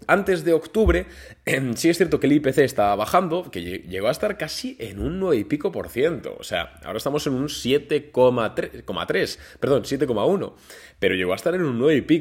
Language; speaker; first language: Spanish; native; Spanish